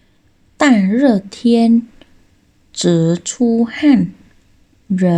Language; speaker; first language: Chinese; non-native, fluent; Khmer